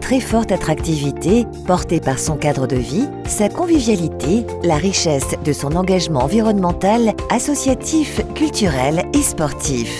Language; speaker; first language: French; native; French